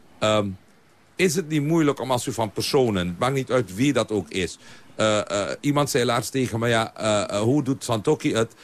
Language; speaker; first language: Dutch; non-native, local second language; Caribbean Hindustani